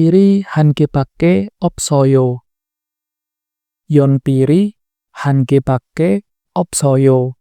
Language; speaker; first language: Korean; non-native, fluent; Indonesian